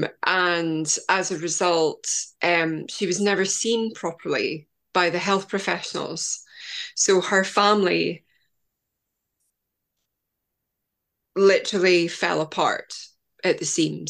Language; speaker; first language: English; native; English